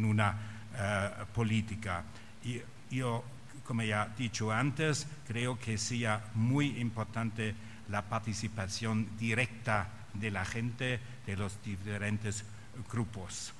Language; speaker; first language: Spanish; non-native, fluent; German